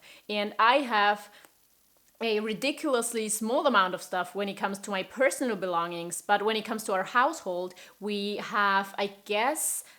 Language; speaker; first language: English; non-native, fluent; German